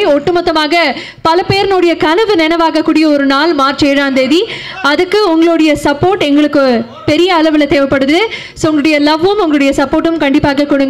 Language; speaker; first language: Tamil; native; Tamil